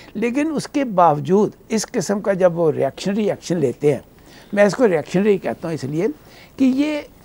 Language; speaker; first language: Hindi; native; Hindi